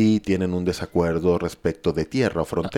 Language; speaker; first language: Spanish; native; Spanish